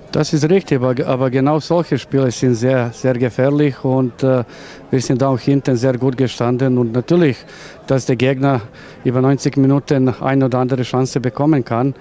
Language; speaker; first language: German; non-native, fluent; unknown